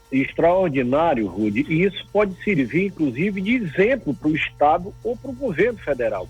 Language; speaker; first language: Portuguese; native; Portuguese